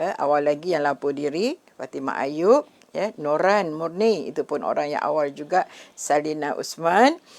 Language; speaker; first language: Malay; native; Malay